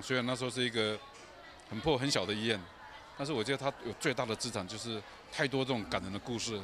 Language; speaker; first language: Chinese; native; Chinese